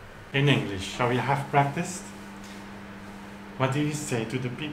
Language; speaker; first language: English; non-native, fluent; Dutch